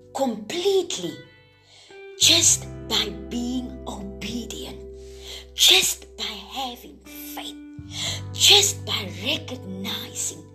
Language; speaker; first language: English; non-native, local second language; Afrikaans